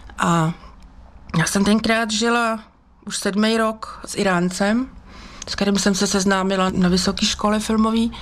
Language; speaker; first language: Czech; native; Czech